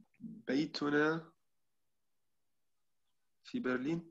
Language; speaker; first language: Arabic; non-native, learner; German